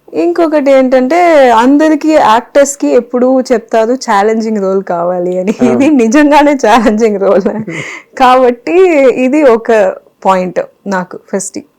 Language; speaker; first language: Telugu; non-native, fluent; Kannada